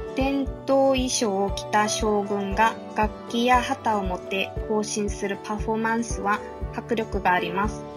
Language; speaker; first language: Japanese; non-native, fluent; Korean